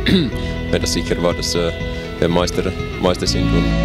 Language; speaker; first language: German; non-native, learner; Finnish